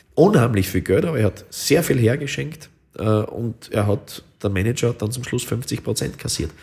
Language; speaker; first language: German; native; German